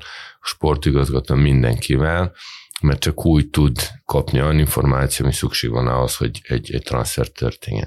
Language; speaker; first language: Hungarian; non-native, fluent; Serbian